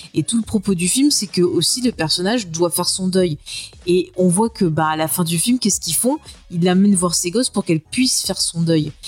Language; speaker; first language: French; native; French